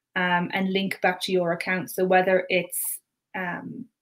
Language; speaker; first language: English; native; English